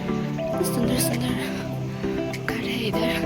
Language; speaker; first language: Hindi; non-native, local second language; Assamese